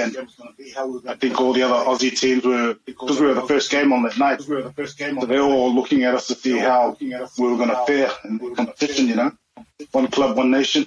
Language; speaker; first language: English; native; English